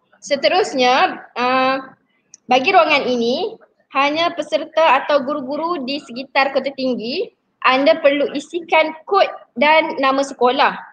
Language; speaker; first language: Malay; native; Malay